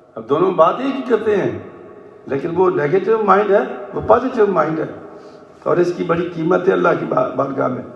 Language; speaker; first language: Urdu; non-native, local second language; Punjabi